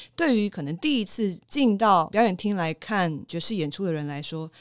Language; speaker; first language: Chinese; native; Chinese